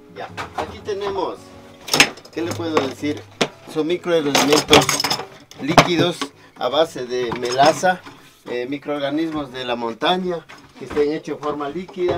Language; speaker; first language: Spanish; native; Spanish